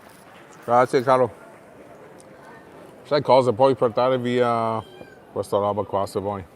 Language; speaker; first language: Italian; non-native, fluent; English